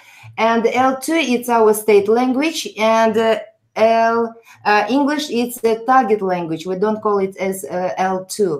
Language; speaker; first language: English; non-native, fluent; Uzbek